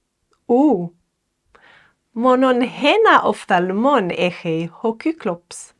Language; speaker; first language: Greek; non-native, fluent; English